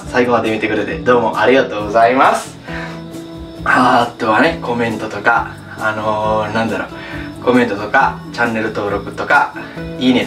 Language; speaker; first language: Japanese; non-native, fluent; Sinhala